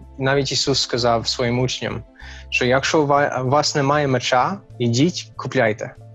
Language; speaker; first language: Ukrainian; non-native, fluent; English